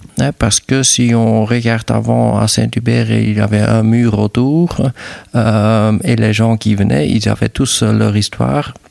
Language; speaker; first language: French; non-native, local second language; Dutch